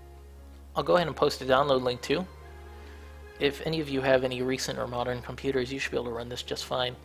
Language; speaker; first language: English; native; English